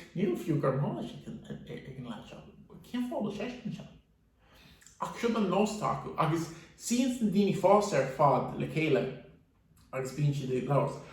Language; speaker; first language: Irish; native; Irish